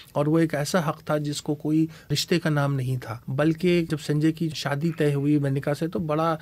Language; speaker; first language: Hindi; native; Hindi